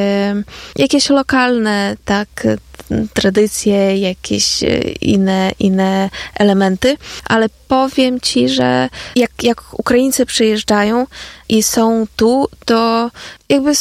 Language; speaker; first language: Polish; non-native, fluent; Ukrainian